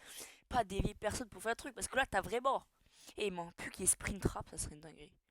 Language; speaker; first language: French; native; French